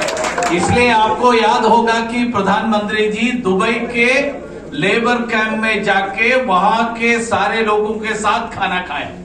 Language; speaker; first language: Hindi; non-native, local second language; Malayalam